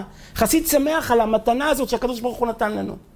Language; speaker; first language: Hebrew; native; Hebrew